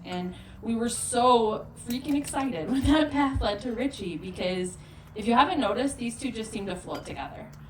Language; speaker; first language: English; native; English